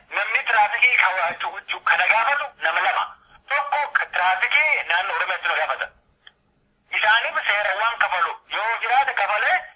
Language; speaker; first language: Oromo; native; Oromo